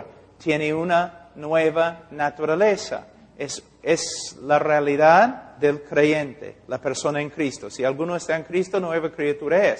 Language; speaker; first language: Spanish; non-native, fluent; English